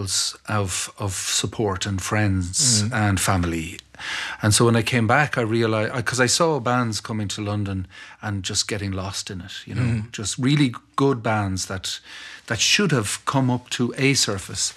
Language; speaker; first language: English; non-native, local second language; Irish